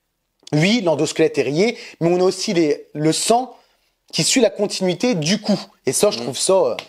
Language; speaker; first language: French; native; French